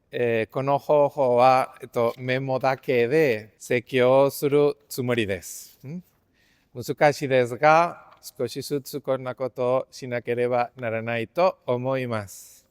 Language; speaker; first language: Japanese; non-native, fluent; Spanish